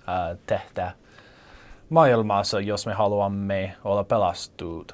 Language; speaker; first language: Finnish; non-native, learner; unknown